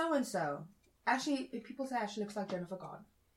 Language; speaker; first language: English; native; English